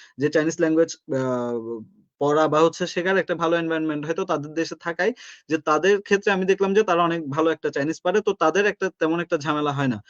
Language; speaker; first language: Bangla; native; Bangla